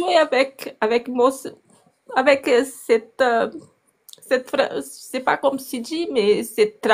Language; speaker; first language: French; non-native, learner; Portuguese